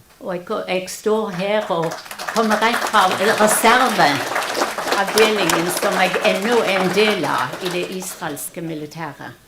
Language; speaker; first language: Norwegian; non-native, fluent; Hebrew